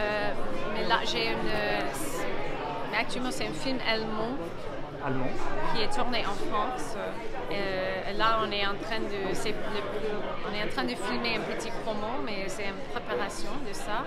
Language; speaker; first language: French; non-native, fluent; English